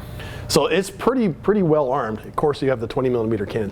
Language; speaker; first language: English; native; English